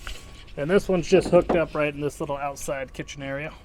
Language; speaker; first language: English; native; English